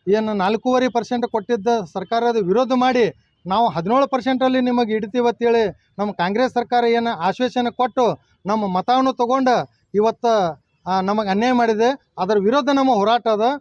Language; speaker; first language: Kannada; non-native, local second language; Lambadi